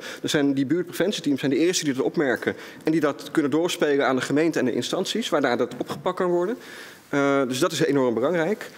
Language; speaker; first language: Dutch; native; Dutch